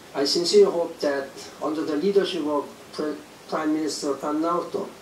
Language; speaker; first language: English; non-native, fluent; Korean